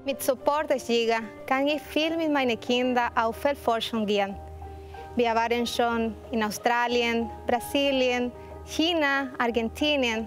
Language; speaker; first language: German; non-native, fluent; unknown